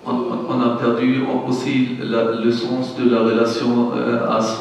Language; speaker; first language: French; non-native, learner; German